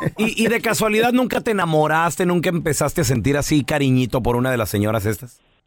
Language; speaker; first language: Spanish; native; Spanish